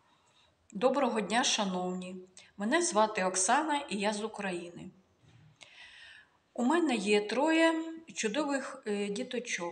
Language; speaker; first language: Ukrainian; non-native, local second language; Russian